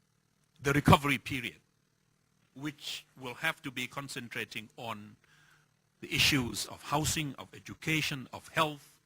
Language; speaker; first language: English; non-native, fluent; Thai